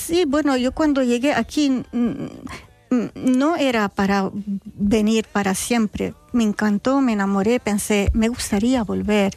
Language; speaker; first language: Spanish; non-native, fluent; Arabic